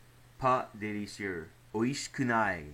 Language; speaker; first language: French; non-native, fluent; English